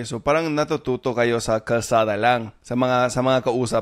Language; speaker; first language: Filipino; non-native, fluent; English